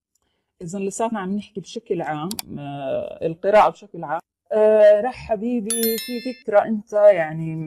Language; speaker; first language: Arabic; native; Arabic